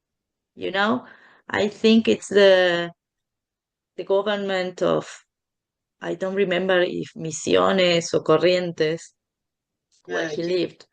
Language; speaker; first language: English; non-native, fluent; Spanish